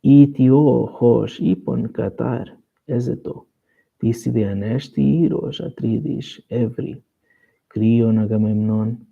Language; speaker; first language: Greek; non-native, learner; Portuguese